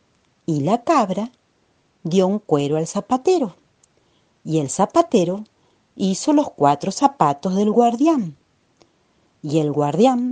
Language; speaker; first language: Spanish; native; Spanish